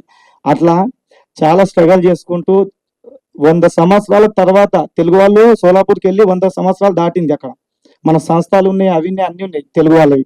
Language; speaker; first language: Telugu; early bilingual, heritage; Telugu